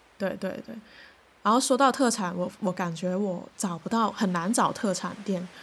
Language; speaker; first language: Chinese; non-native, local second language; Cantonese